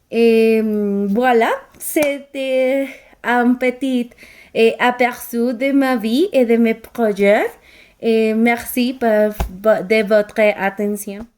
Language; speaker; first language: French; non-native, learner; Spanish